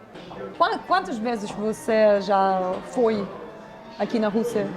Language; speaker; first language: Portuguese; non-native, fluent; Russian